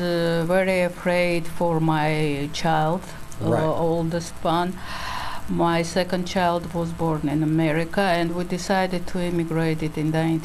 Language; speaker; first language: English; non-native, learner; Georgian